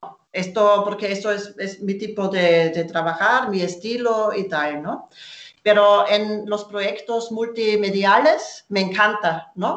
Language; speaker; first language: Spanish; non-native, fluent; German